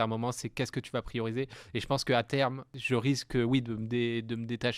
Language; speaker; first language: French; native; French